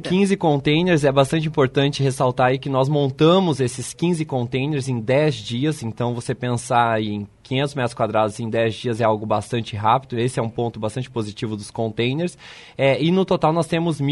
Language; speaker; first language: Portuguese; native; Portuguese